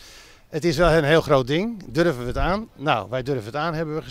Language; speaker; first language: Dutch; native; Dutch